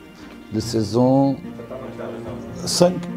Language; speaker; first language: French; non-native, learner; Portuguese